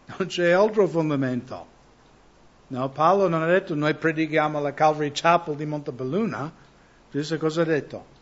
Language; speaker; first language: Italian; non-native, fluent; English